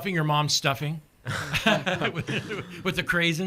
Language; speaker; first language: English; native; English